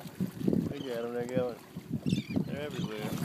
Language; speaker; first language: English; native; English